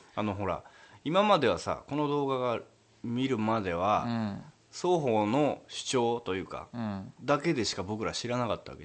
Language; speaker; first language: Japanese; native; Japanese